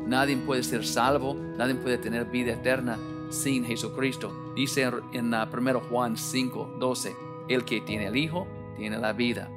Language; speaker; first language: Spanish; non-native, learner; English